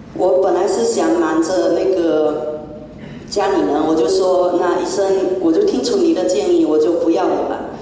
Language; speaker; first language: Chinese; native; Chinese